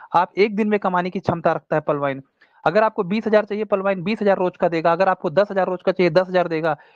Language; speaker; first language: Hindi; non-native, local second language; Telugu